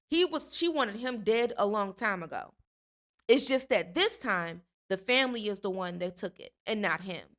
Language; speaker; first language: English; native; English